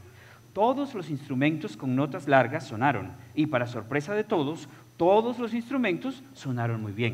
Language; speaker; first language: Spanish; native; Spanish